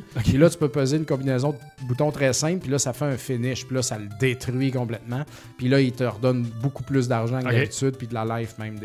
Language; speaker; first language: French; native; French